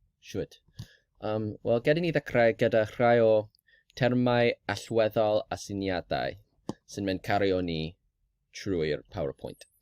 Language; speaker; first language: Welsh; non-native, learner; English